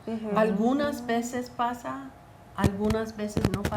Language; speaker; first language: Spanish; non-native, learner; English